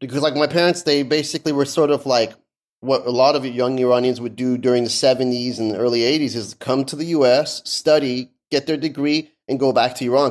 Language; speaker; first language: English; early bilingual, other home language; Persian